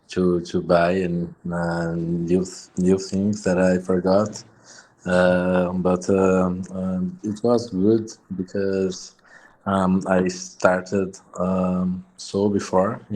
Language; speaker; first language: English; non-native, learner; Portuguese